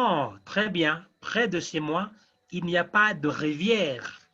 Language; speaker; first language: French; non-native, fluent; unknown